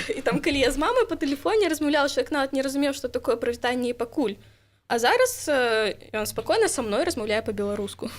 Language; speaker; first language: Belarusian; native; Belarusian